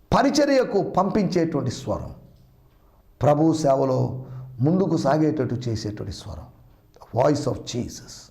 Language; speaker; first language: Telugu; non-native, local second language; Malayalam